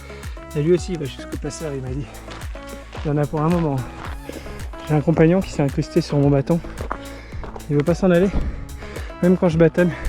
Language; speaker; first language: French; native; French